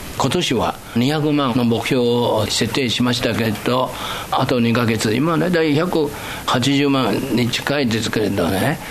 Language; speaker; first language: Japanese; non-native, fluent; Chinese